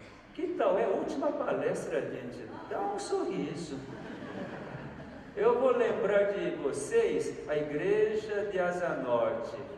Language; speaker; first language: Portuguese; non-native, fluent; Korean